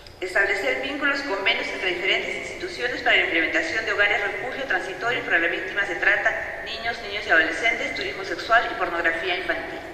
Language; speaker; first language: Spanish; native; Spanish